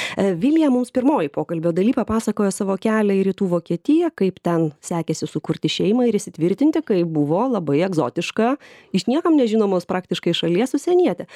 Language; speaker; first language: Lithuanian; native; Lithuanian